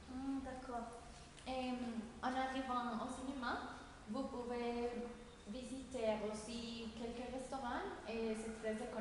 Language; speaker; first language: French; non-native, learner; Spanish